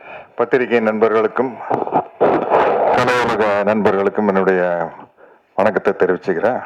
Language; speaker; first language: Tamil; native; Tamil